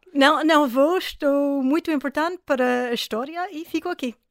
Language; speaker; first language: Portuguese; non-native, fluent; English